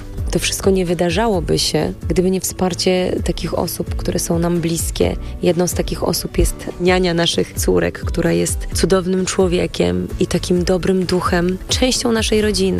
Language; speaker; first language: Polish; native; Polish